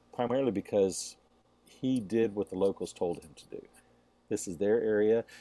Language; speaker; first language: English; native; English